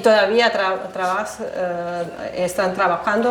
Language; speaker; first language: Spanish; non-native, fluent; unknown